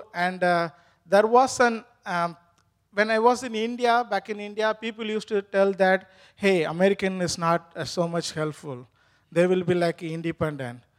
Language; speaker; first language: English; non-native, local second language; Tamil